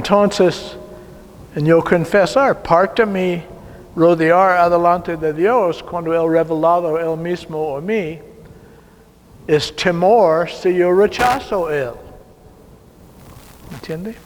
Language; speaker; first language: Spanish; non-native, learner; English